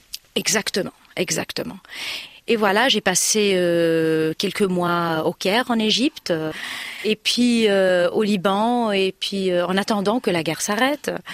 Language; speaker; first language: French; non-native, local second language; Arabic